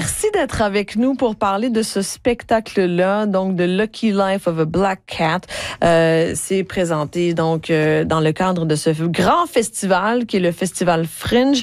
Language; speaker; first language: French; native; French